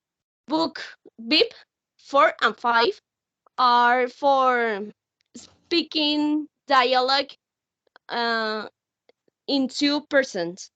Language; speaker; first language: English; non-native, learner; Spanish